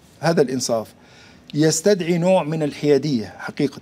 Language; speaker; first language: Arabic; native; Arabic